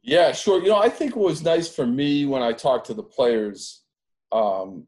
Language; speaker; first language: English; native; English